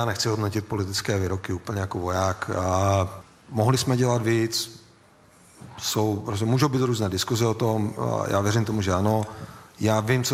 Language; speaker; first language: Czech; native; Czech